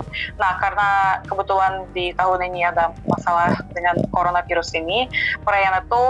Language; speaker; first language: Indonesian; non-native, fluent; Russian